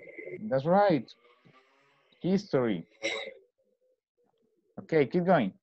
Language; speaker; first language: English; non-native, fluent; Spanish